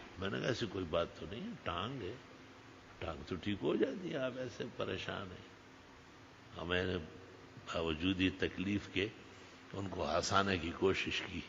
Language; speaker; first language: Urdu; non-native, local second language; Pashto